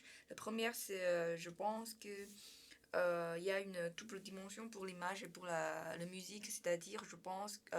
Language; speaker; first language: French; non-native, learner; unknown